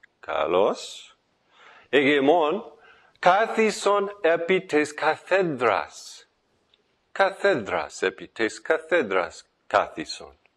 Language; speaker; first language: Greek; non-native, fluent; English